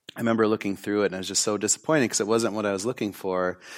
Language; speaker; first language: English; native; English